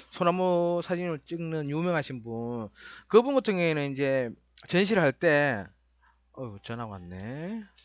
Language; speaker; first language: Korean; native; Korean